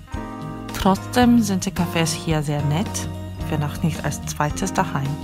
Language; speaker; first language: German; non-native, fluent; Korean